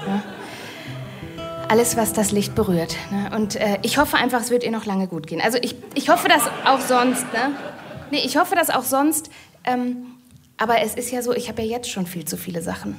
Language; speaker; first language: German; native; German